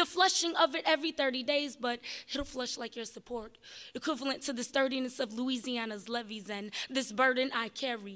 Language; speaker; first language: English; native; English